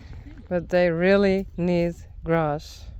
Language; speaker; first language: English; non-native, learner; Western Frisian